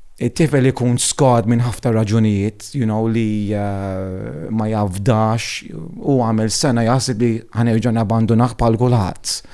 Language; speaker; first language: Maltese; non-native, fluent; Italian